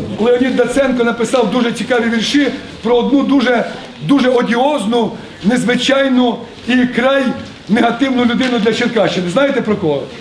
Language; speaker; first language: Ukrainian; native; Ukrainian